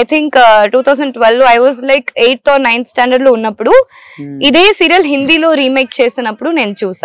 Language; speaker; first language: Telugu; non-native, local second language; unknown